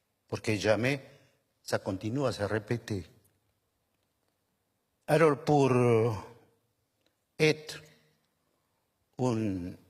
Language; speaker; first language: French; non-native, fluent; Spanish